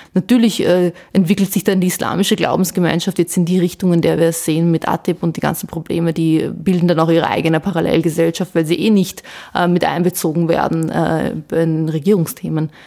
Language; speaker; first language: German; early bilingual, other home language; Bosnian